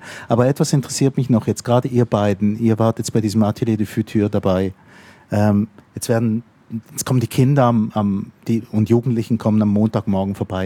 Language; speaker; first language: German; native; German